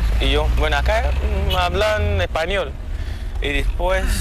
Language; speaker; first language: Spanish; non-native, fluent; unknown